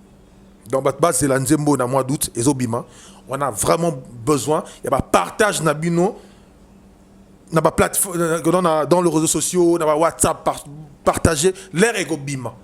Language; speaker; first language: French; non-native, local second language; Lingala